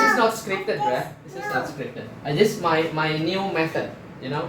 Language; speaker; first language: English; non-native, fluent; Indonesian